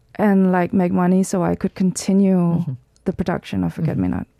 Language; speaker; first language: English; early bilingual, heritage; Danish